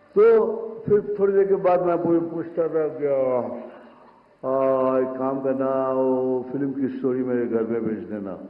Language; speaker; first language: Hindi; non-native, local second language; Bangla